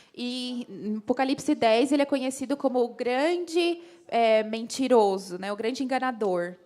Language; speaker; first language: Portuguese; native; Portuguese